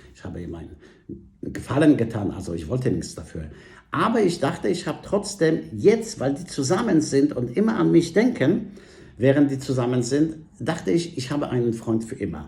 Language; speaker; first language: German; non-native, fluent; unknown